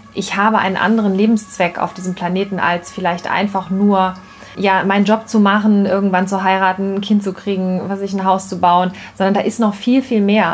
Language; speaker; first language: German; native; German